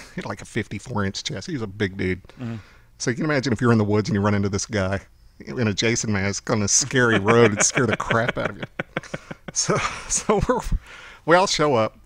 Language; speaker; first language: English; native; English